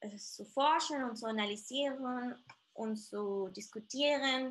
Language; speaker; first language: German; non-native, fluent; Spanish